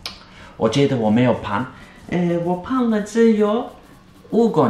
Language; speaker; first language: Chinese; non-native, learner; Turkish